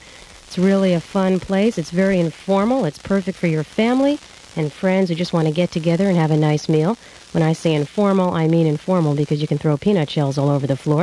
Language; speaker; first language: English; native; English